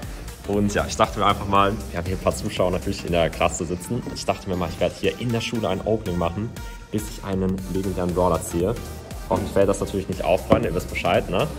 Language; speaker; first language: German; native; German